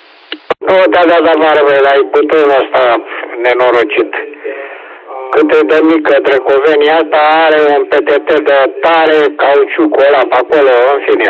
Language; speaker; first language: Romanian; native; Romanian